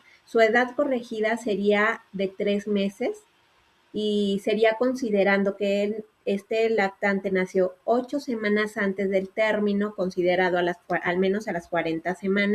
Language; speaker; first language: Spanish; native; Spanish